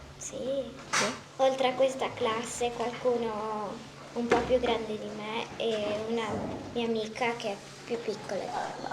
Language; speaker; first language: Italian; non-native, local second language; Friulian